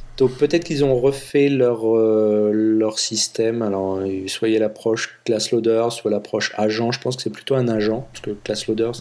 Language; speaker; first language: French; native; French